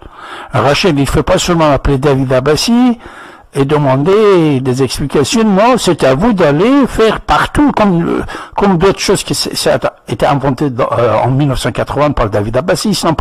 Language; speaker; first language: French; non-native, fluent; Persian